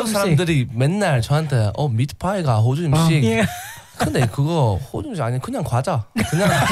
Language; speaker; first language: Korean; non-native, learner; English